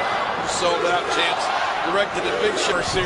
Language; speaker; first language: English; native; English